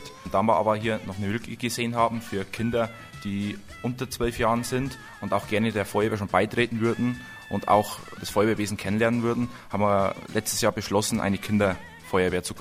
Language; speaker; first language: German; native; German